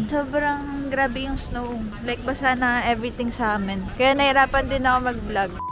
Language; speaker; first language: Filipino; native; Filipino